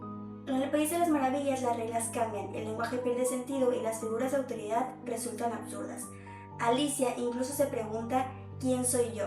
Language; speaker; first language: Spanish; native; Spanish